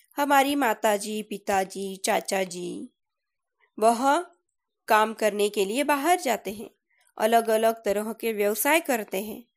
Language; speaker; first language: Hindi; non-native, local second language; Marathi